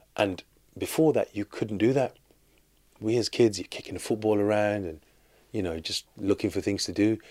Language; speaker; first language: English; native; English